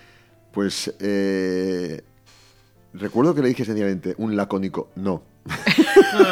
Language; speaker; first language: Spanish; native; Spanish